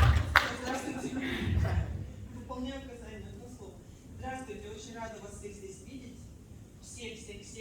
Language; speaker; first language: Russian; native; Russian